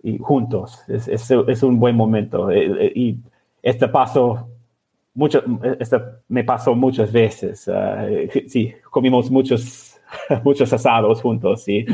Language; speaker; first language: Spanish; non-native, learner; English